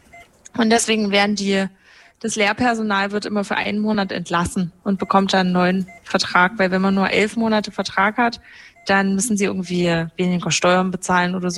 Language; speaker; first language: German; native; German